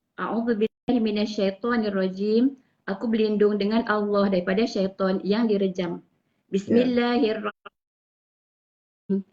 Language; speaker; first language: Malay; native; Malay